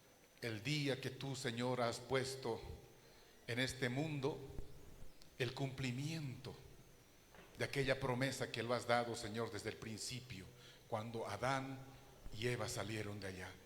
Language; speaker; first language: Spanish; native; Spanish